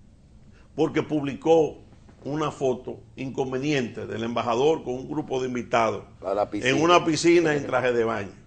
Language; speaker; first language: Spanish; native; Spanish